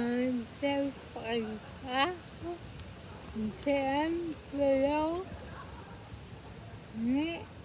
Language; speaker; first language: French; non-native, learner; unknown